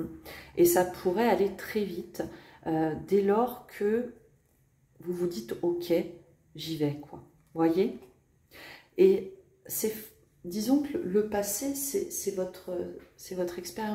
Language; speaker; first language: French; native; French